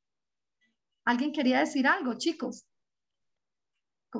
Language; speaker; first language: Spanish; native; Spanish